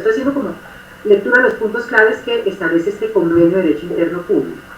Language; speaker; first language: Spanish; native; Spanish